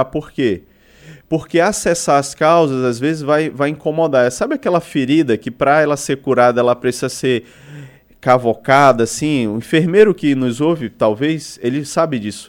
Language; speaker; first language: Portuguese; native; Portuguese